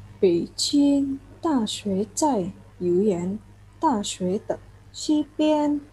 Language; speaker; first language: Chinese; non-native, learner; Indonesian